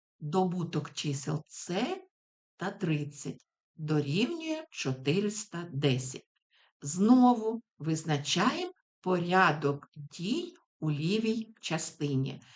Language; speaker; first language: Ukrainian; native; Ukrainian